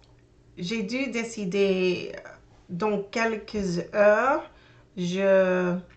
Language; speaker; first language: French; non-native, learner; English